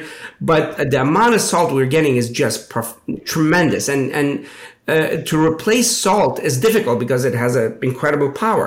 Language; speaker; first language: English; native; English